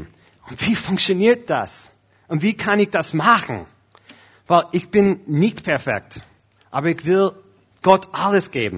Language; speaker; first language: German; non-native, fluent; English